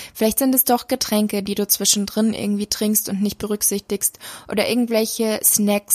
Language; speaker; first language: German; native; German